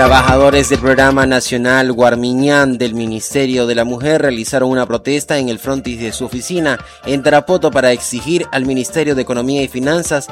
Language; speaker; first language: Spanish; native; Spanish